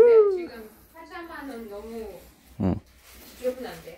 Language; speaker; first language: Korean; non-native, fluent; Russian